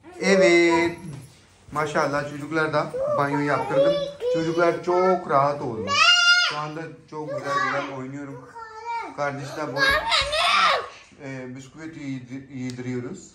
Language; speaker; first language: Turkish; non-native, learner; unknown